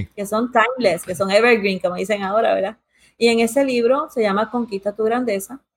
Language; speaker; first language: Spanish; early bilingual, heritage; Spanish